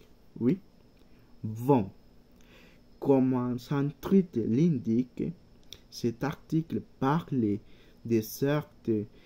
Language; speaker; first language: French; non-native, learner; Spanish